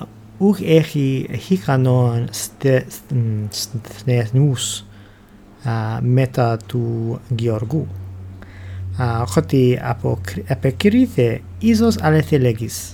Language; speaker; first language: Greek; non-native, learner; English